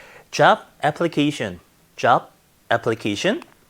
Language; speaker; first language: English; non-native, fluent; Korean